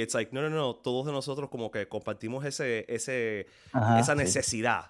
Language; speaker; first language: Spanish; early bilingual, heritage; Spanish